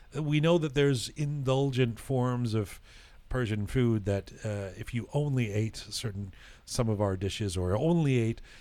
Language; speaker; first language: English; native; English